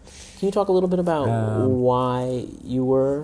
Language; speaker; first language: English; native; English